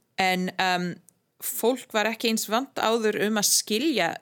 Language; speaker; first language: Icelandic; non-native, fluent; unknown